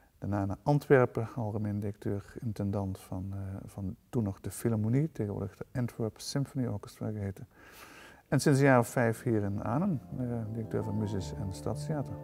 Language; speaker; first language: Dutch; native; Dutch